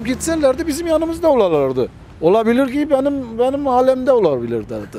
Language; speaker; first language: Turkish; non-native, fluent; Armenian